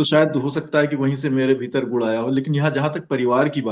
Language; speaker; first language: Hindi; native; Hindi